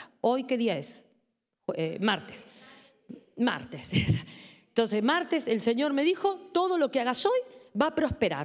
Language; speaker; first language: Spanish; native; Spanish